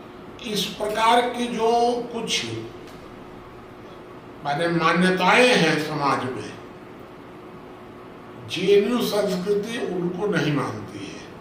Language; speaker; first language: Hindi; native; Hindi